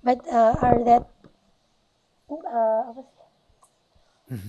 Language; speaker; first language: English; non-native, learner; Indonesian